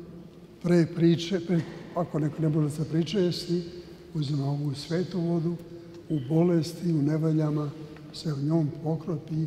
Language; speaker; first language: Serbian; native; Serbian